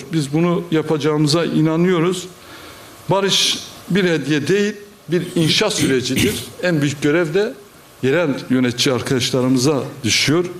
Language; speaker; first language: Turkish; non-native, local second language; Kurdish